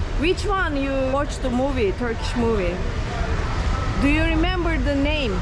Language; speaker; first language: English; non-native, learner; Turkish